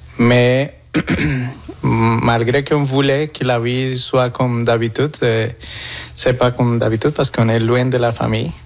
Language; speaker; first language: French; non-native, fluent; Spanish